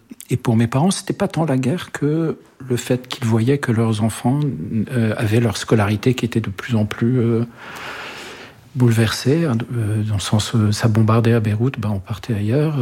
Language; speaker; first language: French; early bilingual, other home language; Arabic